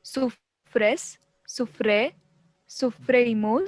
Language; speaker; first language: Spanish; non-native, learner; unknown